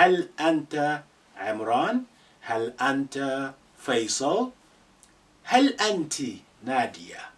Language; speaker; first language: Arabic; non-native, fluent; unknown